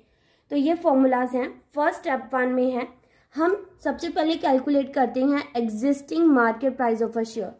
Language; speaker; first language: Hindi; native; Hindi